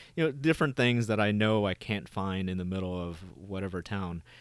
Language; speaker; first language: English; early bilingual, other home language; Vietnamese